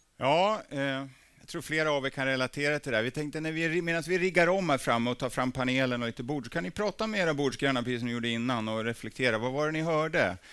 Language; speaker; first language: Swedish; native; Swedish